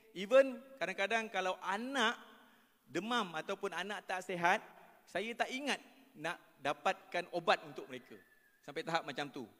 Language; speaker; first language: Malay; native; Malay